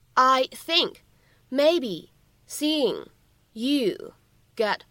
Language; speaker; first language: English; non-native, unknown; Chinese